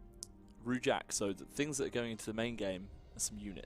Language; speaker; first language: English; native; English